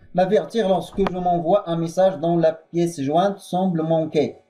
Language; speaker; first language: French; non-native, local second language; Arabic